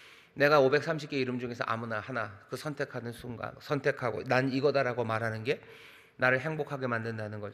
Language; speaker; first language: Korean; native; Korean